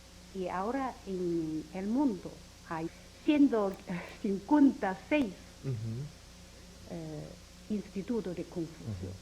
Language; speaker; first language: Spanish; non-native, learner; Chinese